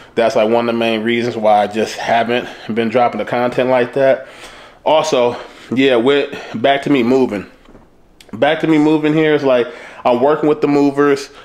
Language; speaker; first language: English; native; English